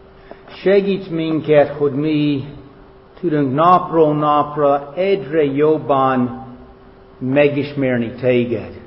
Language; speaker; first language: Hungarian; non-native, fluent; English